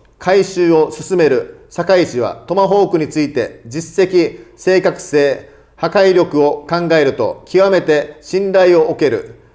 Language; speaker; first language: Japanese; native; Japanese